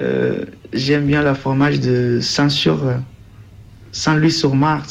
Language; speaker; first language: French; non-native, learner; Portuguese